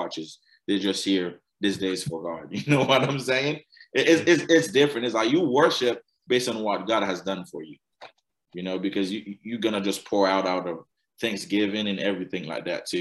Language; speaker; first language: English; non-native, fluent; Haitian Creole